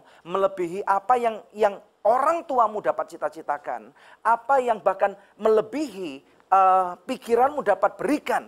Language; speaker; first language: Indonesian; native; Indonesian